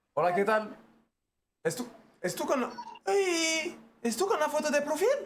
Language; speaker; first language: Spanish; non-native, learner; French